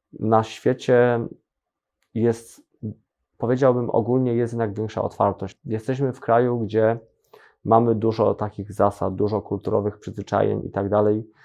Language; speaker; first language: Polish; native; Polish